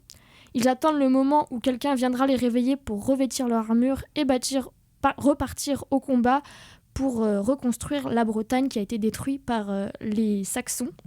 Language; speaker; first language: French; native; French